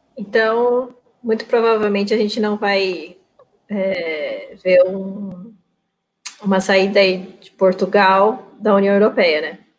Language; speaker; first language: Portuguese; native; Portuguese